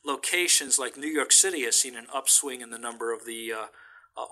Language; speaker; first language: English; native; English